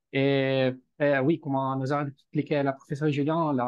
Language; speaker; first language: French; non-native, fluent; Italian